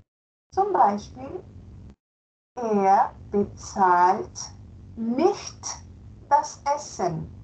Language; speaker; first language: German; non-native, fluent; Spanish